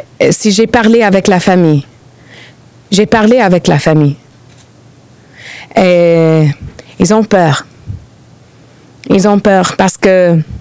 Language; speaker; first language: French; non-native, fluent; English